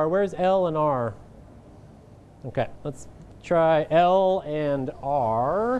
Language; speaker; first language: English; non-native, fluent; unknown